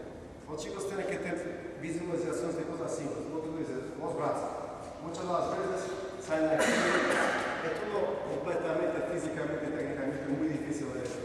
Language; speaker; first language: Spanish; non-native, learner; Portuguese